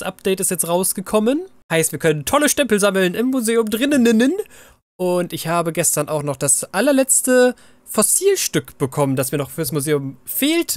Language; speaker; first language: German; native; German